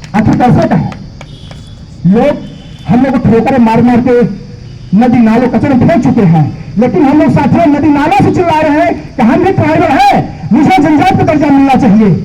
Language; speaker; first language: Hindi; native; Hindi